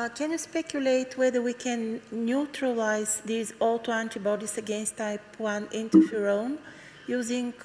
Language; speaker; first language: English; non-native, fluent; Bulgarian